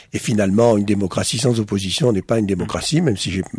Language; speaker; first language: French; native; French